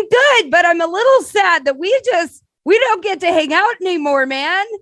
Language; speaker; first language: English; native; English